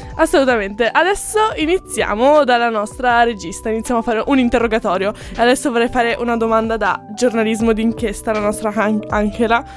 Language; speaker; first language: Italian; native; Italian